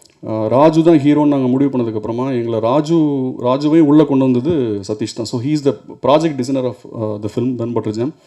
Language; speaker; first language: Tamil; native; Tamil